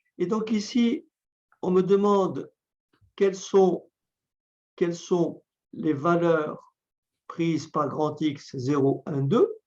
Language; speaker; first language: French; native; French